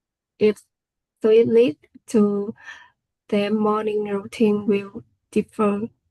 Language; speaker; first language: English; non-native, learner; Vietnamese